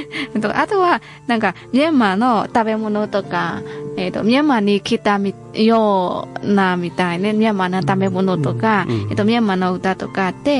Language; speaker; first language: Japanese; non-native, learner; Burmese